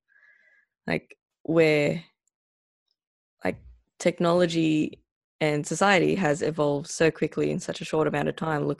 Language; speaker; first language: English; non-native, local second language; Filipino